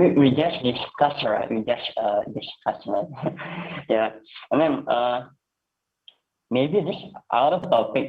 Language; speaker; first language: English; non-native, learner; Indonesian